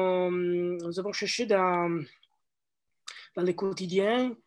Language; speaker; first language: French; non-native, learner; Italian